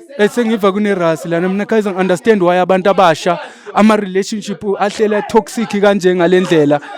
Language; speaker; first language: Zulu; non-native, local second language; Xhosa